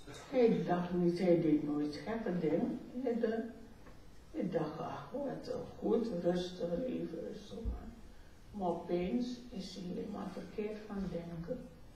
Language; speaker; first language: Dutch; non-native, local second language; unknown